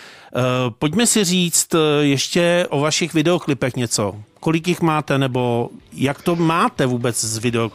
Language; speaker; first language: Czech; native; Czech